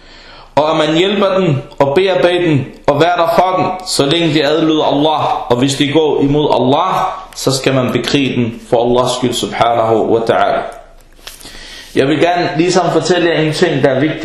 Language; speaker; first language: Danish; early bilingual, other home language; Arabic